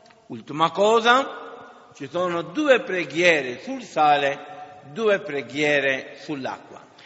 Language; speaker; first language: Italian; native; Italian